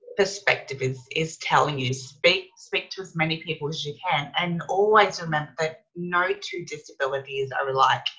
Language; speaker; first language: English; native; English